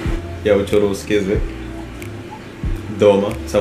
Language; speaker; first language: Russian; non-native, learner; Indonesian